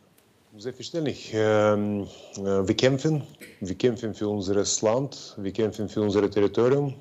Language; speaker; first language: German; non-native, fluent; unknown